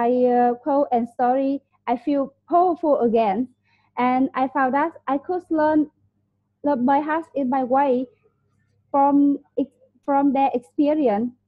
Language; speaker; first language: English; non-native, learner; Vietnamese